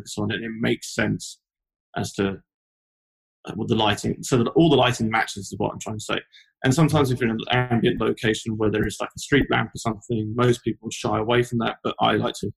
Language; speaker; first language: English; native; English